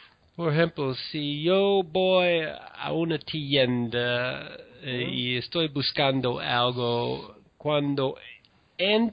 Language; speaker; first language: Spanish; non-native, learner; English